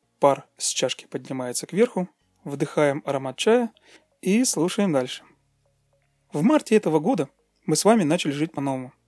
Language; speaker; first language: Russian; native; Russian